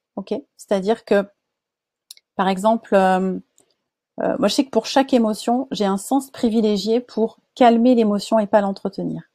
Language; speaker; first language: French; native; French